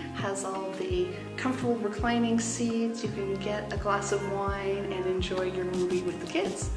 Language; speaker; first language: English; native; English